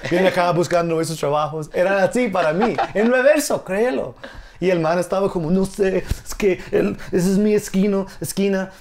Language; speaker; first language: Spanish; non-native, fluent; English